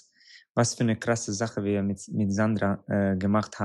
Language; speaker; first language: German; non-native, fluent; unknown